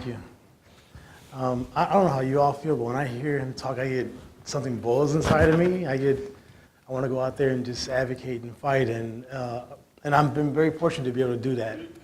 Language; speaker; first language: English; native; English